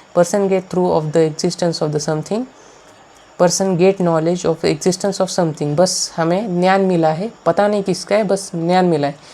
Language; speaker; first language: Hindi; non-native, local second language; Marathi